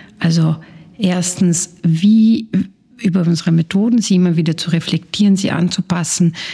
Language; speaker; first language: German; early bilingual, other home language; Romanian